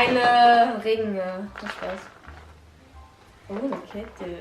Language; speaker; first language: German; early bilingual, other home language; Filipino